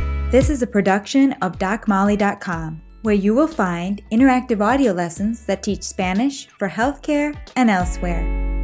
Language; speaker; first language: English; native; English